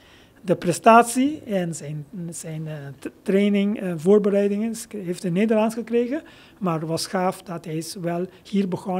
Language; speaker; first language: Dutch; non-native, local second language; Papiamento